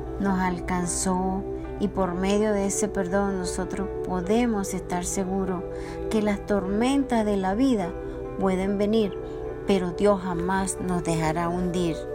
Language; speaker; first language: Spanish; native; Spanish